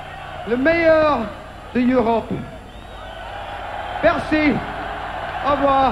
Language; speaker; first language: French; non-native, learner; English